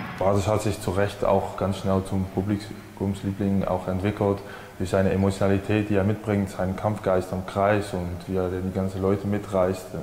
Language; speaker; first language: German; native; German